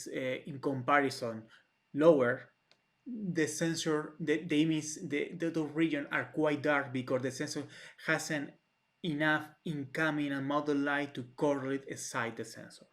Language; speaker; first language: English; non-native, fluent; Spanish